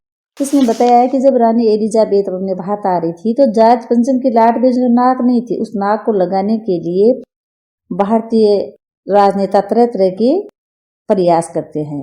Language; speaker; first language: Hindi; native; Hindi